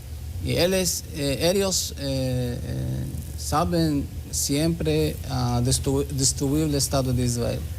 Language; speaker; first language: Spanish; non-native, learner; Hebrew